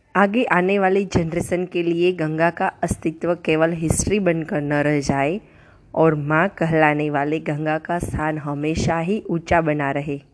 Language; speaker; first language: Hindi; non-native, local second language; Gujarati